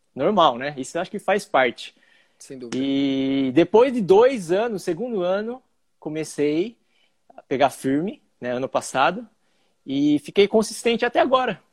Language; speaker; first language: Portuguese; early bilingual, other home language; English